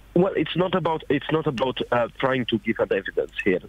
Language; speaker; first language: English; non-native, fluent; Romanian